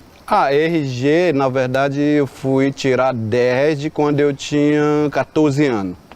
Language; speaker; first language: Portuguese; non-native, local second language; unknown